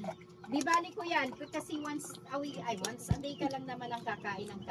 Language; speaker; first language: Filipino; native; Filipino